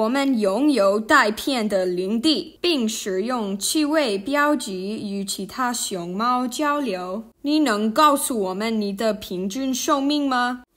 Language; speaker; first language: Chinese; non-native, learner; English